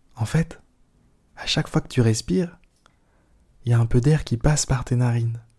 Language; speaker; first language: French; native; French